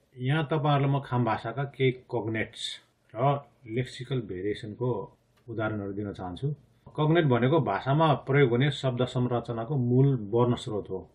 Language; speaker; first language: Nepali; non-native, local second language; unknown